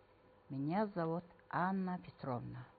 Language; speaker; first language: Russian; non-native, fluent; Mongolian